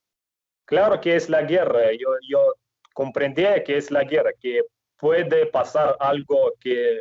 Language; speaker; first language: Spanish; non-native, fluent; Russian